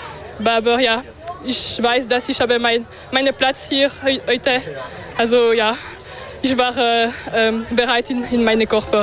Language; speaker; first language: German; non-native, local second language; French